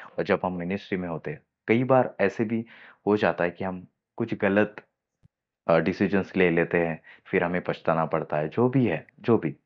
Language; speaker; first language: Hindi; non-native, local second language; Marathi